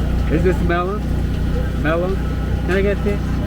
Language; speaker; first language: English; non-native, learner; Korean